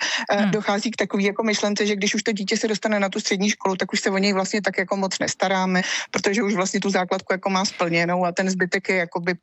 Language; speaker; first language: Czech; native; Czech